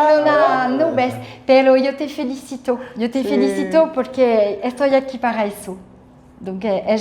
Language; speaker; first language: Spanish; non-native, fluent; French